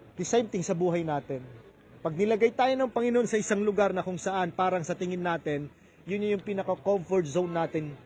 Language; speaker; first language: Filipino; native; Filipino